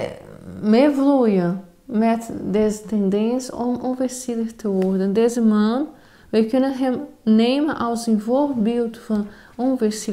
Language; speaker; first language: Dutch; non-native, fluent; Portuguese